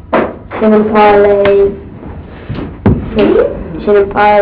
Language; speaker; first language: French; non-native, learner; English